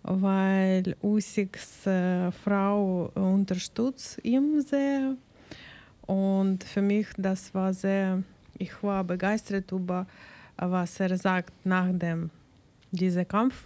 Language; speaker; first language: German; non-native, learner; Ukrainian